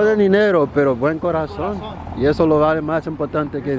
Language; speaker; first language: Spanish; non-native, learner; Haitian Creole